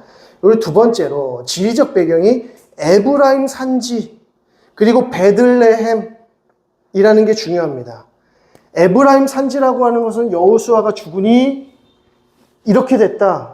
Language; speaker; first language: Korean; native; Korean